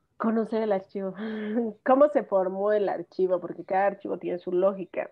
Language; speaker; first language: Spanish; native; Spanish